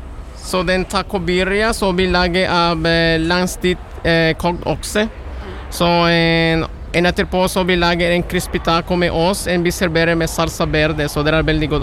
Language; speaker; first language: Norwegian; non-native, learner; Spanish